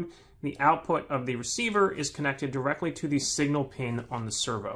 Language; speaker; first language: English; native; English